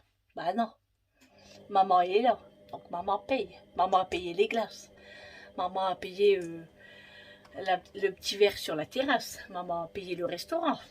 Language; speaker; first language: French; native; French